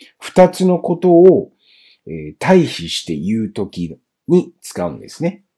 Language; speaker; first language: Japanese; non-native, fluent; Chinese